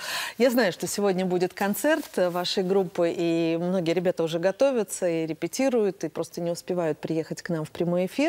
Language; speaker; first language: Russian; native; Russian